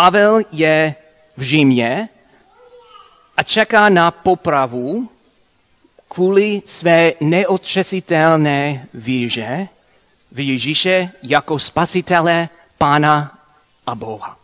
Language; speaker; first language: Czech; non-native, fluent; English